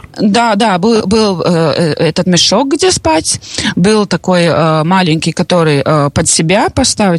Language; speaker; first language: Russian; non-native, local second language; Latvian